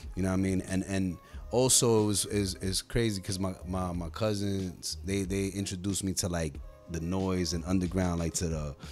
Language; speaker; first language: English; native; English